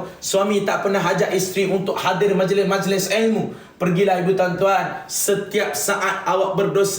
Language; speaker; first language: Malay; native; Malay